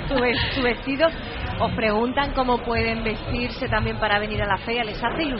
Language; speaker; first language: Spanish; native; Spanish